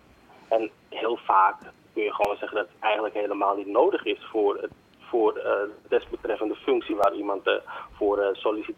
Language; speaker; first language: Dutch; native; Dutch